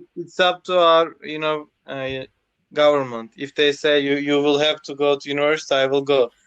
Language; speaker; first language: English; non-native, learner; Turkish